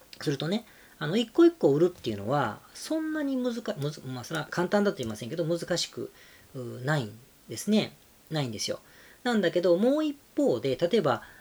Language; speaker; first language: Japanese; native; Japanese